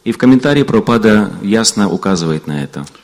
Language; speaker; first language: Russian; native; Russian